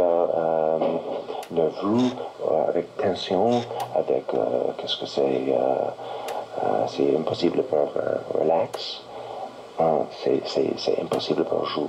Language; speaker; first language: French; non-native, learner; English